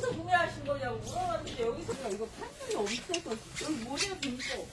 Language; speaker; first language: Korean; native; Korean